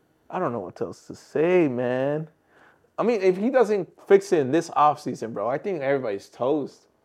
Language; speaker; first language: English; early bilingual, other home language; Spanish